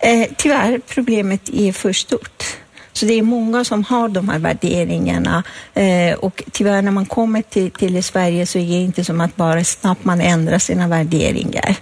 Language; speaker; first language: Swedish; non-native, fluent; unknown